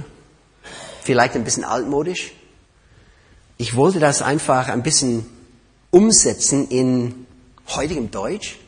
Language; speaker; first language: German; non-native, fluent; English